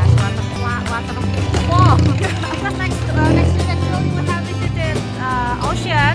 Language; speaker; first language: English; non-native, local second language; Indonesian